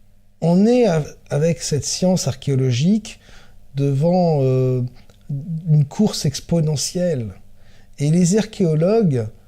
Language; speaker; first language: French; native; French